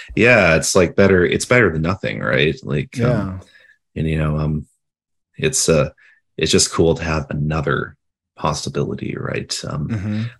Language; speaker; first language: English; native; English